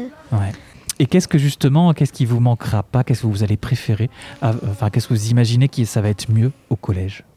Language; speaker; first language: French; native; French